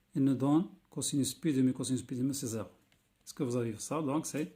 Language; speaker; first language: French; non-native, local second language; Arabic